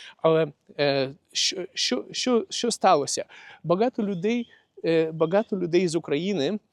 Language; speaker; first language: Ukrainian; non-native, local second language; Russian